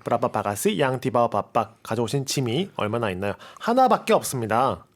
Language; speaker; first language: Korean; native; Korean